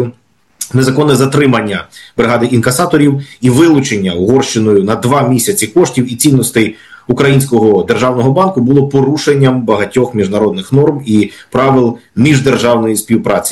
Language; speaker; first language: Ukrainian; native; Ukrainian